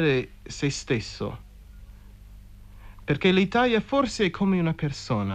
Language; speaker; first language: Italian; non-native, fluent; English